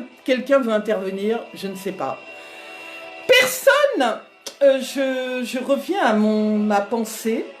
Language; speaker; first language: French; native; French